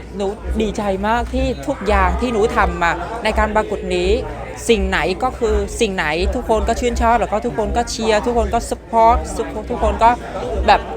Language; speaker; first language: Thai; non-native, fluent; Vietnamese